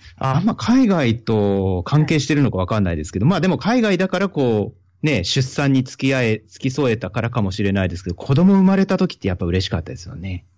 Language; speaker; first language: Japanese; native; Japanese